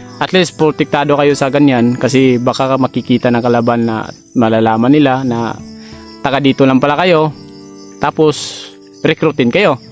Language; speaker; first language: Filipino; non-native, local second language; Cebuano